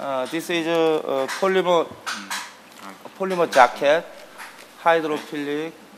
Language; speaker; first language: English; non-native, learner; Korean